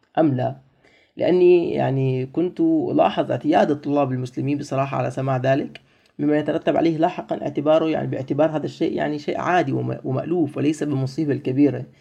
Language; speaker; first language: Arabic; native; Arabic